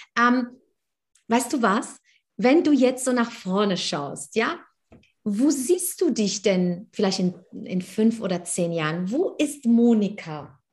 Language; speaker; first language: German; native; German